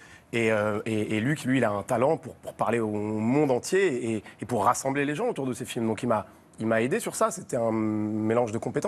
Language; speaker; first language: French; native; French